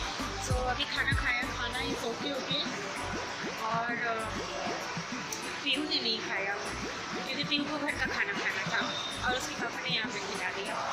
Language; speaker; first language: Hindi; native; Hindi